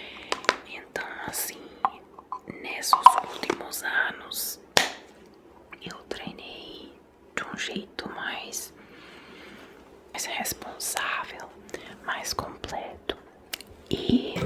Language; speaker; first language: Portuguese; non-native, fluent; Italian